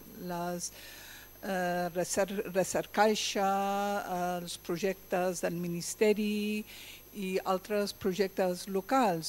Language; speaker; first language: Catalan; non-native, fluent; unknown